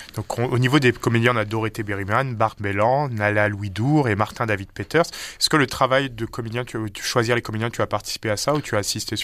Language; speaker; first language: French; native; French